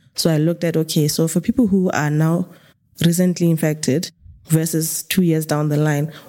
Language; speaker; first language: English; non-native, local second language; Tswana